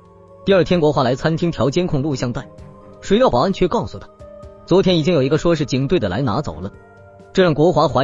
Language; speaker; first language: Chinese; native; Chinese